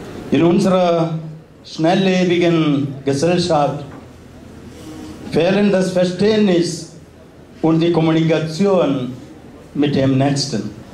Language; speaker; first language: German; non-native, fluent; Malayalam